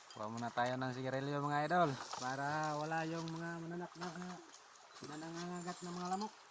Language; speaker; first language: Filipino; non-native, local second language; Cebuano